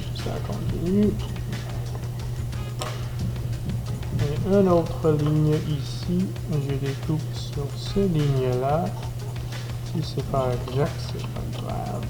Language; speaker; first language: French; non-native, fluent; English